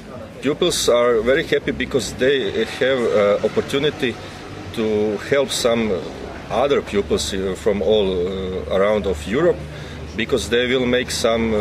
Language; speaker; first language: English; non-native, learner; Croatian